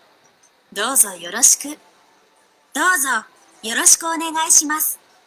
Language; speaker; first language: Japanese; non-native, learner; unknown